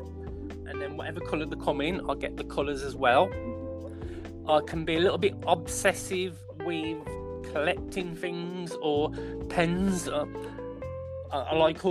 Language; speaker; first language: English; native; English